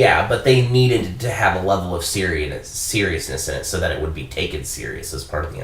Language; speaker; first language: English; native; English